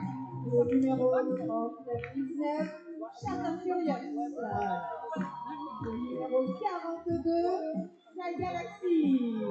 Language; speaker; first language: French; native; French